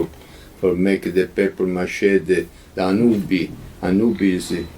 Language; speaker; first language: English; non-native, learner; Italian